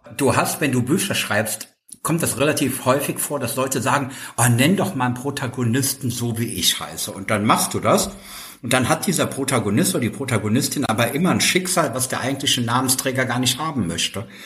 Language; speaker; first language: German; native; German